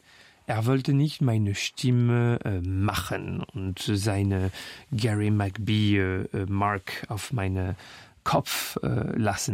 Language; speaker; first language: German; non-native, fluent; French